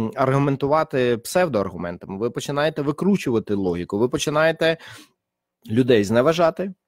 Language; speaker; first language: Ukrainian; native; Ukrainian